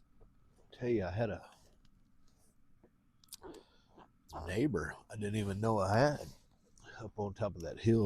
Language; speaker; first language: English; native; English